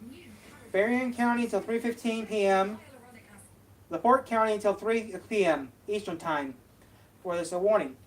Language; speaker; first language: English; native; English